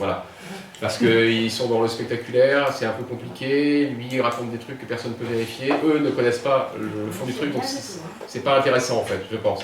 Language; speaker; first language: French; native; French